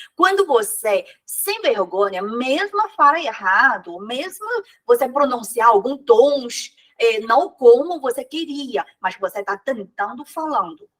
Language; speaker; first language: Portuguese; non-native, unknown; Chinese